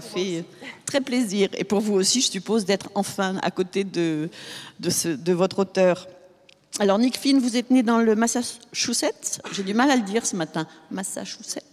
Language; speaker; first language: French; native; French